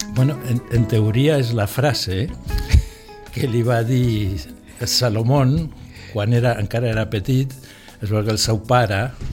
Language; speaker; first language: Catalan; non-native, local second language; Spanish